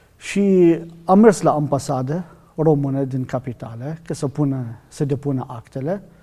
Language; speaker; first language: Romanian; non-native, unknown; Arabic